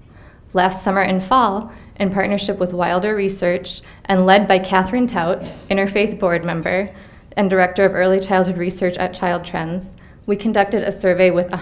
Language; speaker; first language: English; native; English